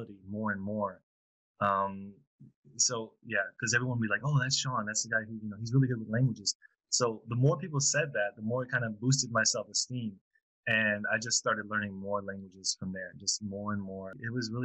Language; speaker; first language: English; native; English